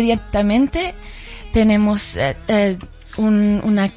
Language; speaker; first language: Spanish; early bilingual, heritage; English